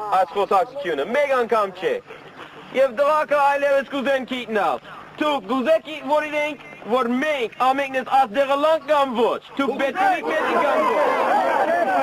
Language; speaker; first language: Armenian; early bilingual, heritage; Armenian